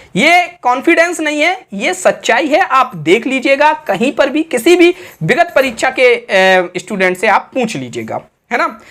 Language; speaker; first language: Hindi; native; Hindi